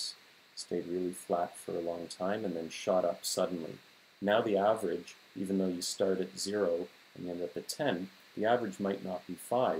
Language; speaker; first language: English; native; English